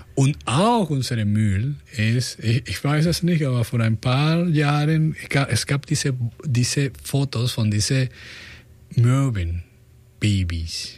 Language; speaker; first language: German; non-native, fluent; Spanish